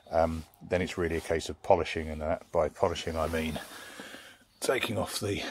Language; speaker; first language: English; native; English